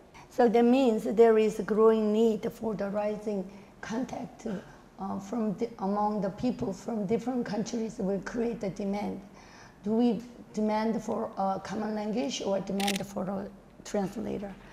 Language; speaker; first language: English; non-native, fluent; Korean